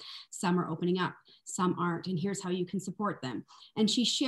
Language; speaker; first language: English; native; English